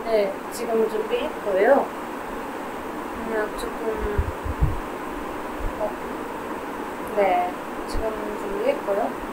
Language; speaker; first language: Korean; non-native, learner; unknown